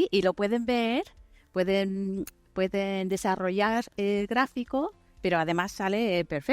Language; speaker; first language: Spanish; non-native, fluent; English